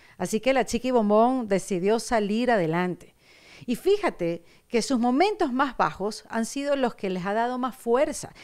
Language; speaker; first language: Spanish; native; Spanish